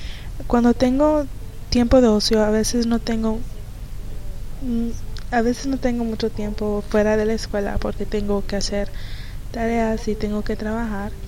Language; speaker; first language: Spanish; early bilingual, heritage; Spanish